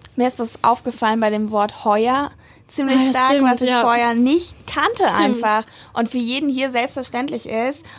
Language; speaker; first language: German; native; German